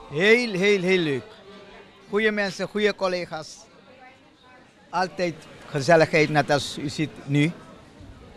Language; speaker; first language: Dutch; non-native, learner; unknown